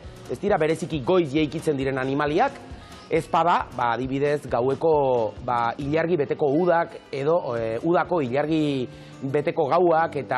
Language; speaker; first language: Basque; native; Basque